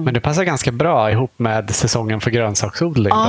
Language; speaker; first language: Swedish; native; Swedish